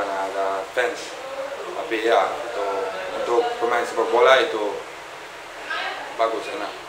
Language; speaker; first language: Indonesian; non-native, fluent; Dutch